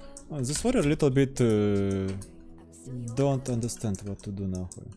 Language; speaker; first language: English; non-native, learner; Russian